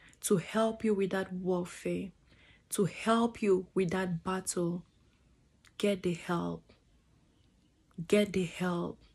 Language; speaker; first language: English; non-native, fluent; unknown